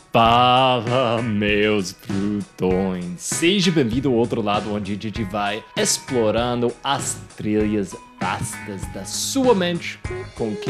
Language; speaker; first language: Portuguese; non-native, fluent; English